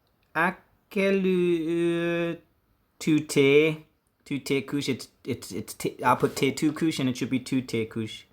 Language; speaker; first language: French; non-native, learner; English